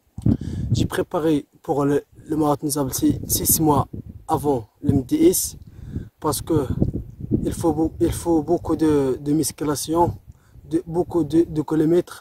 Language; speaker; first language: French; non-native, local second language; Arabic